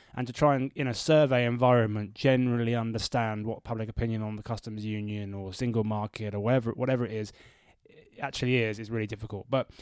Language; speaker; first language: English; native; English